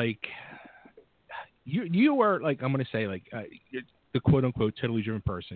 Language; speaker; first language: English; native; English